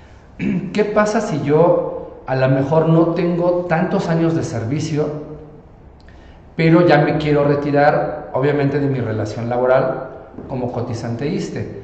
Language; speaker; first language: Spanish; native; Spanish